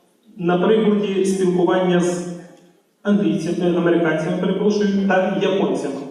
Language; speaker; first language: Ukrainian; native; Ukrainian